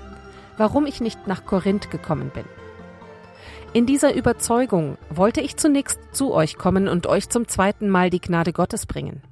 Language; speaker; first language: German; native; German